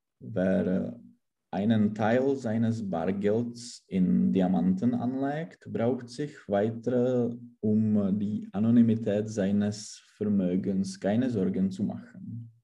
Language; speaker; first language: German; non-native, learner; Czech